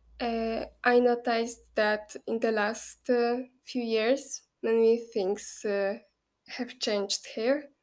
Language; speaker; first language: English; non-native, fluent; Polish